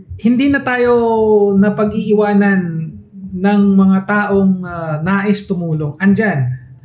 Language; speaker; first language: Filipino; non-native, local second language; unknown